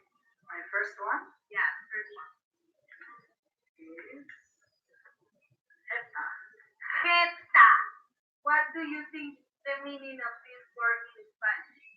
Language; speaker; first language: English; non-native, learner; Spanish